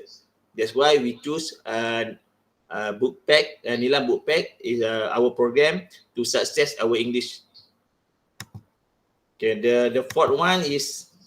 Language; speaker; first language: English; non-native, local second language; Malay